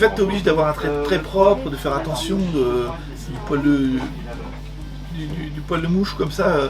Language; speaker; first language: French; native; French